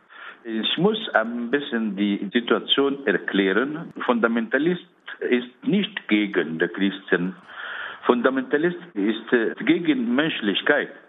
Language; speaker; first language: German; non-native, learner; Arabic